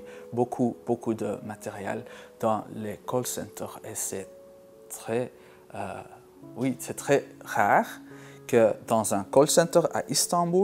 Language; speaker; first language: French; non-native, local second language; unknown